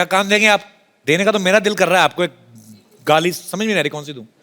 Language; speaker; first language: Hindi; native; Hindi